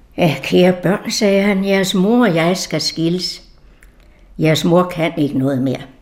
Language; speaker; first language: Danish; native; Danish